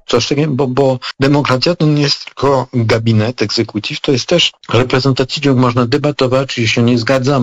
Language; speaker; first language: Polish; non-native, fluent; French